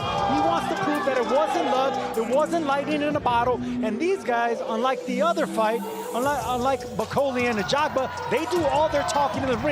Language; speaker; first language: English; native; English